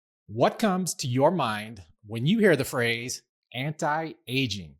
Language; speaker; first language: English; native; English